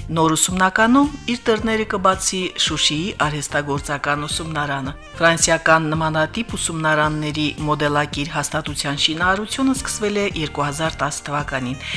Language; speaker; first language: Armenian; native; Armenian